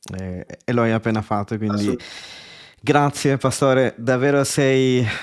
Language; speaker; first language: Italian; non-native, fluent; Spanish